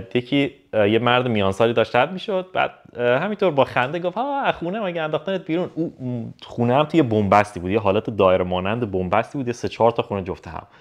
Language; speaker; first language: Persian; native; Persian